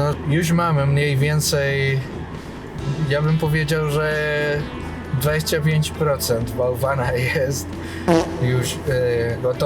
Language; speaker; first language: Polish; non-native, learner; Spanish